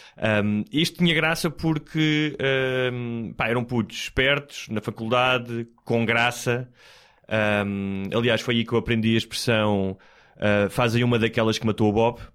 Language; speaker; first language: Portuguese; native; Portuguese